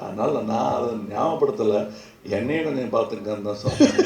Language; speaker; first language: Tamil; native; Tamil